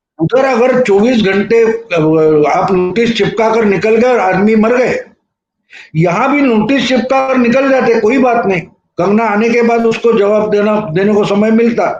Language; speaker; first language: Hindi; non-native, local second language; Marathi